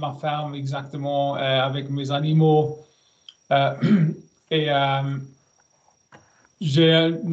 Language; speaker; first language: French; non-native, learner; German